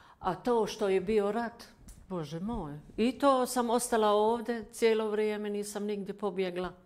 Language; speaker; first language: Croatian; non-native, fluent; German